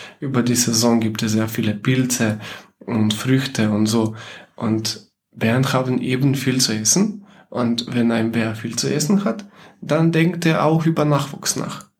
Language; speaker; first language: German; non-native, fluent; Slovenian